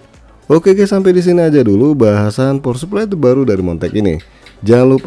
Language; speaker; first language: Indonesian; native; Indonesian